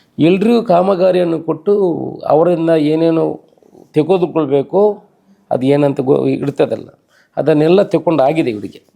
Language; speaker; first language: Kannada; non-native, local second language; Tulu